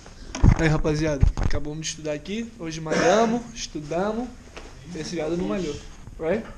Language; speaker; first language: Portuguese; native; Portuguese